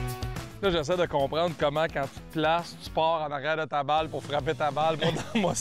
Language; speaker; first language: French; native; French